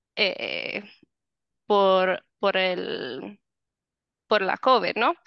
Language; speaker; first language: Spanish; non-native, fluent; English